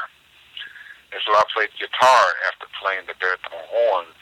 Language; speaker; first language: English; native; English